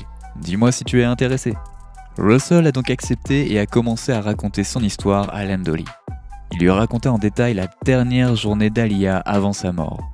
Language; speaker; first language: French; native; French